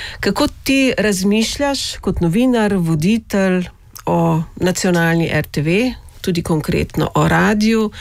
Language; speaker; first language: Slovenian; native; Slovenian